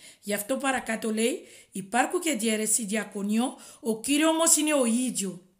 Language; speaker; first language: Greek; non-native, fluent; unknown